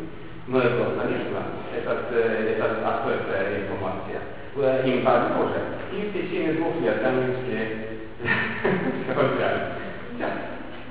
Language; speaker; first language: Russian; non-native, local second language; Estonian